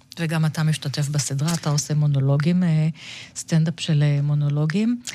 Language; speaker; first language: Hebrew; native; Hebrew